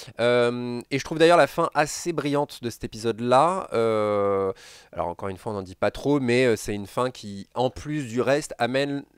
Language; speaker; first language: French; native; French